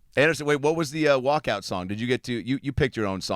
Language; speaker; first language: English; native; English